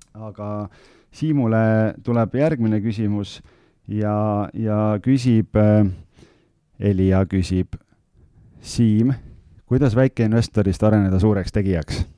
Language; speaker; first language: Estonian; native; Estonian